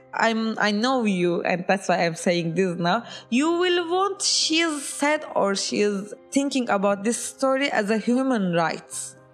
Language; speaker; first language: English; non-native, learner; Turkish